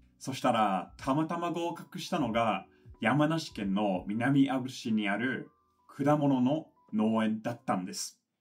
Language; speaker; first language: Japanese; non-native, fluent; English